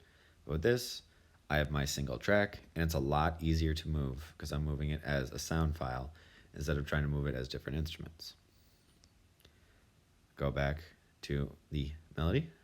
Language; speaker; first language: English; native; English